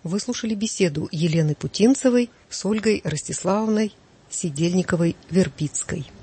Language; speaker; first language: Russian; native; Russian